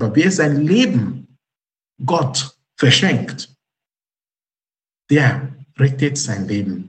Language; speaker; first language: German; non-native, fluent; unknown